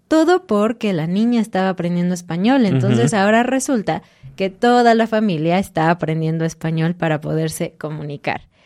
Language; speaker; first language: Spanish; native; Spanish